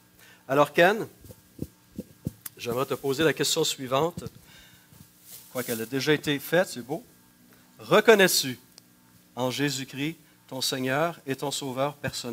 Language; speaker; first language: French; native; French